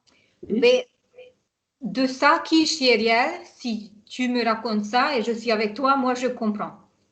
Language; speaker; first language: French; non-native, fluent; Hungarian